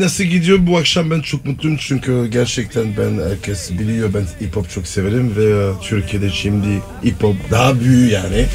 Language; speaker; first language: Turkish; non-native, learner; French